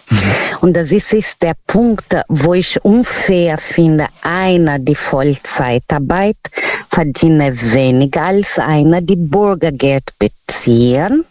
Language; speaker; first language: German; non-native, learner; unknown